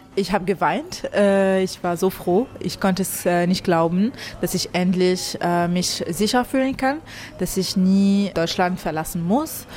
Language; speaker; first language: German; non-native, fluent; Arabic